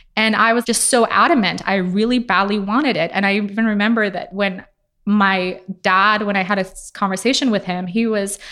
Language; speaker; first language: English; native; English